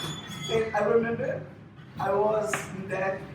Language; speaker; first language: English; non-native, fluent; Portuguese